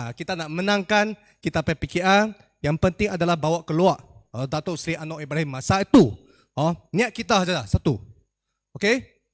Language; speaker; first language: Malay; non-native, local second language; Chinese